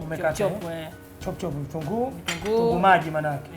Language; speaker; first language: Swahili; native; Swahili